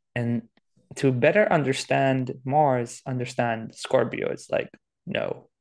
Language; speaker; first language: English; non-native, fluent; Romanian